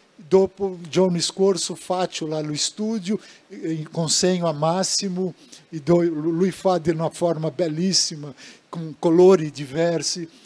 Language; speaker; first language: Italian; non-native, learner; Portuguese